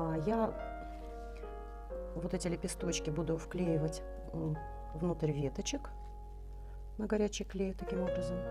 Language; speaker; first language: Russian; native; Russian